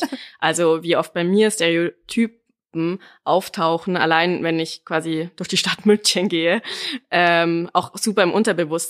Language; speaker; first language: German; native; German